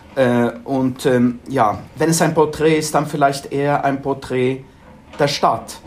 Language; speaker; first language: German; non-native, fluent; Swedish